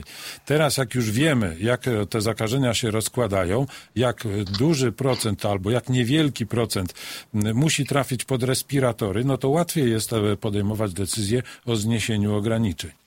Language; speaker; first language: Polish; native; Polish